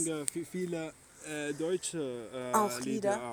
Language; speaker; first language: German; non-native, learner; Arabic